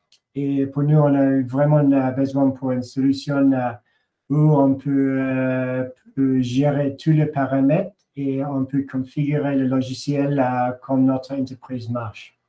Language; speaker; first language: French; non-native, learner; English